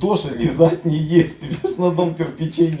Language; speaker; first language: Russian; native; Russian